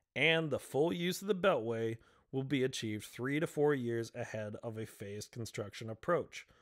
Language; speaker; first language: English; native; English